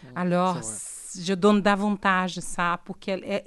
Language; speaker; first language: French; non-native, fluent; Portuguese